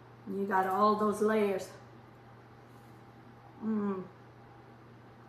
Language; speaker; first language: English; non-native, fluent; Portuguese